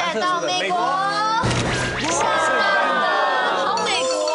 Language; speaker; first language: Chinese; native; Chinese